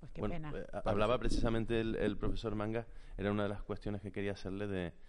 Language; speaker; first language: Spanish; native; Spanish